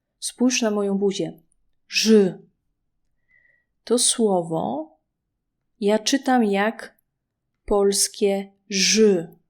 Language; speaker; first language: Polish; native; Polish